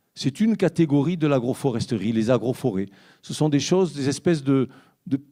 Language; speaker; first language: French; native; French